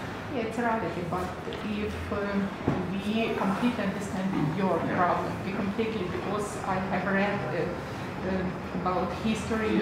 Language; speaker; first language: English; non-native, learner; Russian